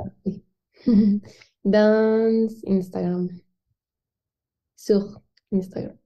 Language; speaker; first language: French; non-native, learner; Spanish